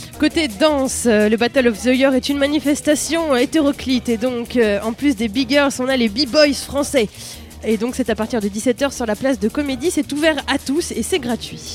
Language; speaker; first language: French; native; French